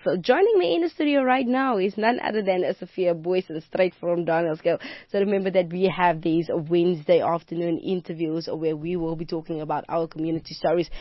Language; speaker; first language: English; non-native, local second language; Afrikaans